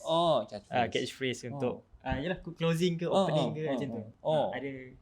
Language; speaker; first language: Malay; native; Malay